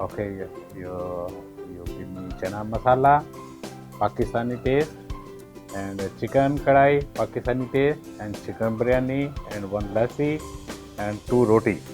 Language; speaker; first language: English; non-native, learner; Urdu